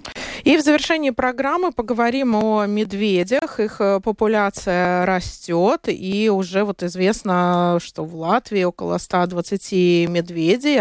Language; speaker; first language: Russian; native; Russian